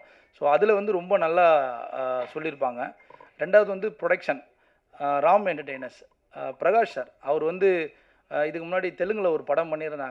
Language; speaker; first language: Tamil; native; Tamil